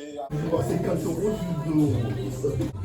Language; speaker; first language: French; non-native, learner; Ukrainian